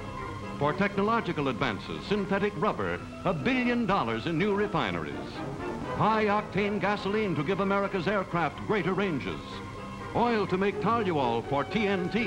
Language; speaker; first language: English; native; English